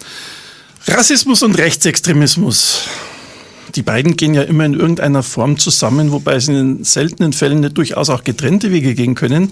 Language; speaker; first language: German; native; German